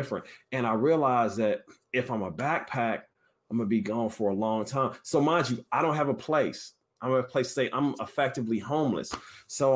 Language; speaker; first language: English; native; English